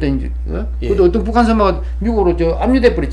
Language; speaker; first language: Korean; native; Korean